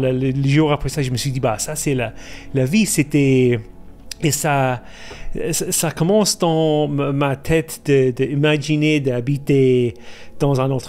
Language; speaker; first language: French; non-native, fluent; English